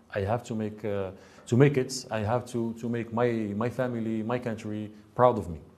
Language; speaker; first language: English; non-native, fluent; Arabic